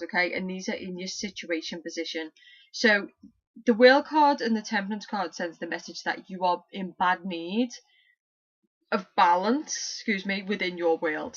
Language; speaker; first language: English; native; English